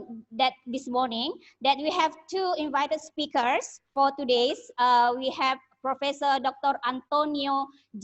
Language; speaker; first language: English; non-native, learner; Indonesian